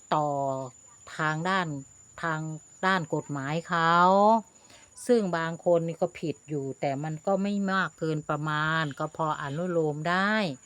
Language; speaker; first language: Thai; native; Thai